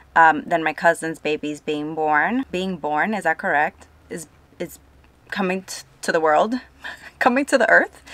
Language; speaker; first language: English; non-native, fluent; Spanish